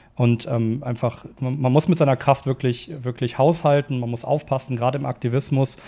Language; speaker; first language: German; native; German